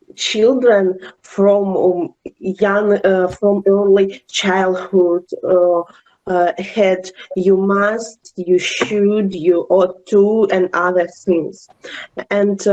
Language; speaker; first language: English; non-native, learner; Ukrainian